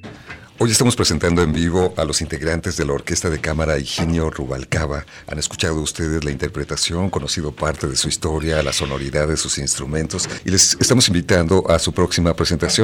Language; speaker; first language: Spanish; native; Spanish